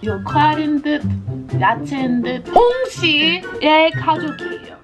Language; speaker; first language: Korean; non-native, learner; English